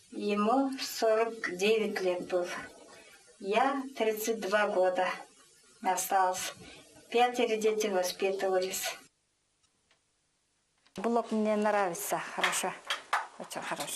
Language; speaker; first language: Russian; non-native, local second language; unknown